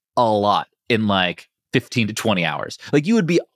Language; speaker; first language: English; native; English